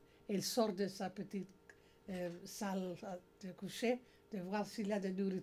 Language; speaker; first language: French; non-native, learner; English